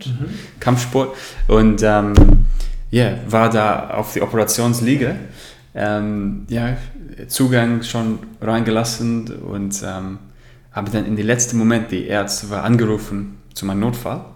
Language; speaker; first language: German; non-native, learner; English